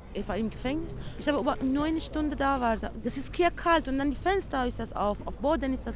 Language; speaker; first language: German; non-native, learner; Persian